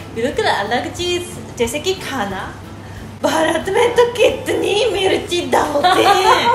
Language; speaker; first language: Hindi; non-native, fluent; Japanese